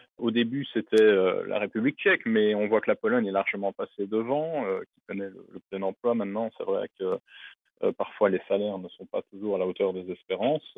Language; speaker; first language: French; native; French